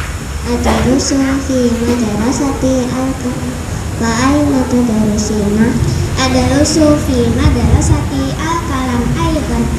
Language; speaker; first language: Arabic; non-native, learner; Indonesian